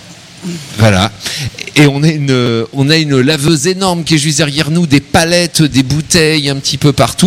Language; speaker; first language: French; native; French